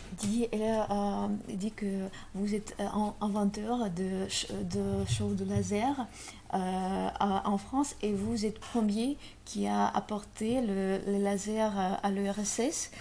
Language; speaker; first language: French; non-native, learner; Russian